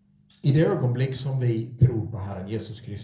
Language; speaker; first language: Swedish; non-native, fluent; English